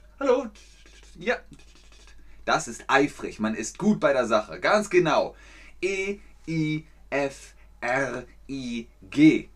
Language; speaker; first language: German; native; German